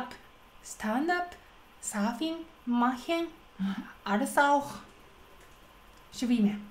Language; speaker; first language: German; non-native, learner; Japanese